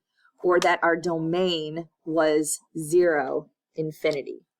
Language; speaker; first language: English; native; English